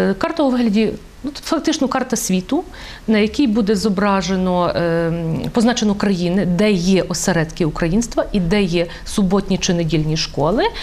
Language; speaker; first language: Ukrainian; native; Ukrainian